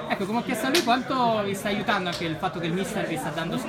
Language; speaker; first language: Italian; native; Italian